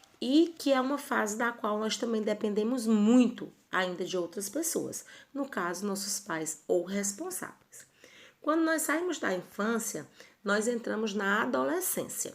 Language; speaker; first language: Portuguese; native; Portuguese